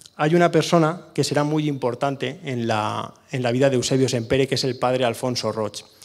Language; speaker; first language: Spanish; non-native, local second language; Catalan